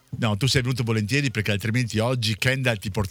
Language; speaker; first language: Italian; native; Italian